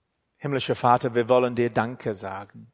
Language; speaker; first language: German; non-native, fluent; English